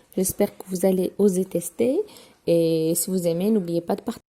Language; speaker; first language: French; non-native, local second language; Arabic